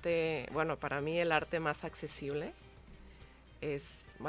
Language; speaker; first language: Spanish; native; Spanish